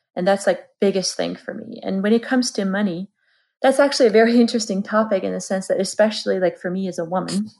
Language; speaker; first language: English; non-native, fluent; Georgian